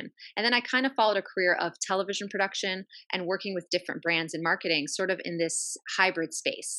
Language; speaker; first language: English; native; English